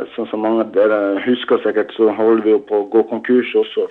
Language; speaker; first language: Norwegian; non-native, fluent; Tibetan